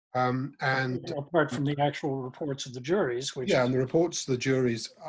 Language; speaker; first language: English; native; English